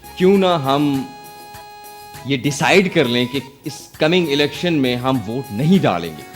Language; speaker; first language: Urdu; non-native, local second language; Baluchi